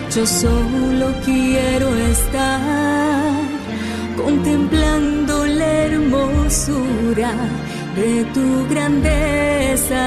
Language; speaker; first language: Spanish; native; Spanish